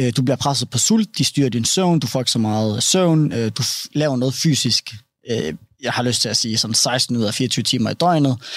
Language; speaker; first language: Danish; early bilingual, other home language; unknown